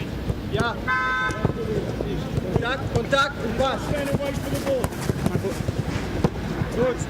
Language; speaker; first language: German; non-native, learner; Italian